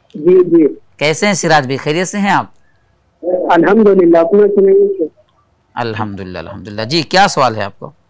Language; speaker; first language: Hindi; native; Hindi